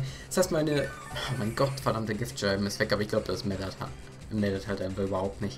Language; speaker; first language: German; native; German